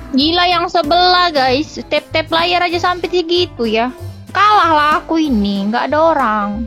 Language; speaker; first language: Indonesian; native; Indonesian